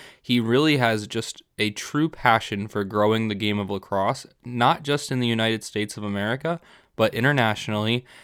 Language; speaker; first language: English; native; English